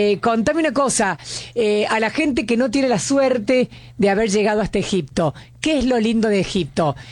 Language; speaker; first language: Spanish; native; Spanish